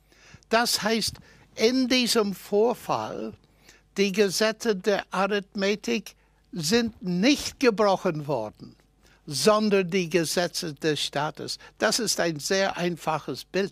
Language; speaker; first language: German; non-native, fluent; English